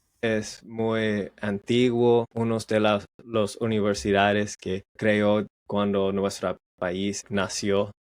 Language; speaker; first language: Spanish; non-native, learner; English